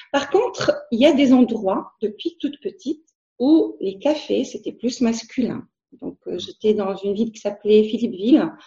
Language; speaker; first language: French; non-native, local second language; Arabic